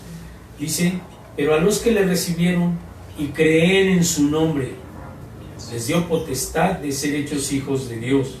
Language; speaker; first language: Spanish; native; Spanish